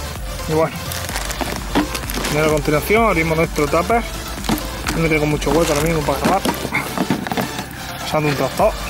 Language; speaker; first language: Spanish; native; Spanish